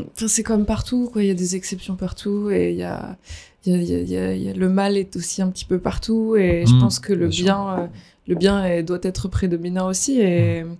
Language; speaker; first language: French; native; French